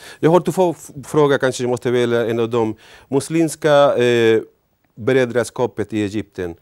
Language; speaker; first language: Swedish; non-native, learner; Spanish